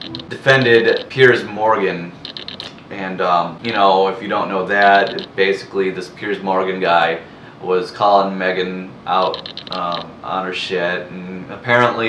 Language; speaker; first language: English; native; English